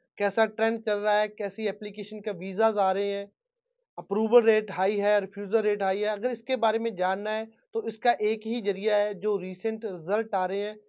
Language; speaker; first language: Hindi; non-native, local second language; Punjabi